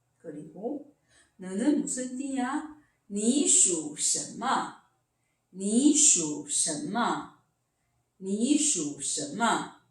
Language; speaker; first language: Chinese; non-native, fluent; Korean